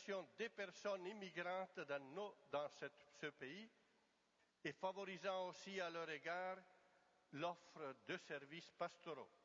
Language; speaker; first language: French; non-native, fluent; Italian